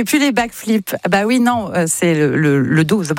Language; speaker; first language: French; native; French